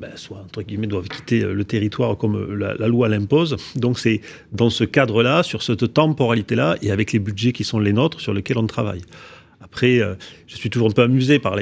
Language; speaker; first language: French; native; French